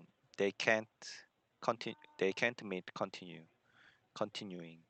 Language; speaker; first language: English; non-native, learner; Korean